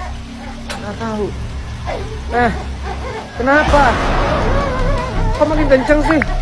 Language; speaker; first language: Indonesian; native; Indonesian